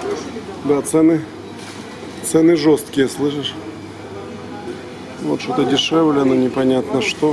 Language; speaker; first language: Russian; native; Russian